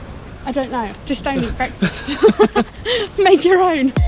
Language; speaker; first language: English; native; English